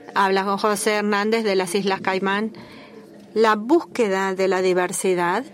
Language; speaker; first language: Spanish; native; Spanish